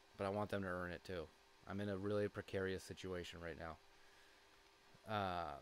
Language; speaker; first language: English; native; English